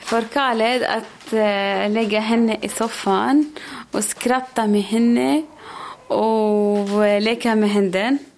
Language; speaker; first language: Swedish; non-native, learner; Arabic